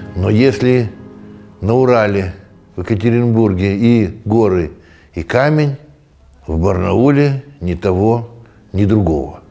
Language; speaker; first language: Russian; native; Russian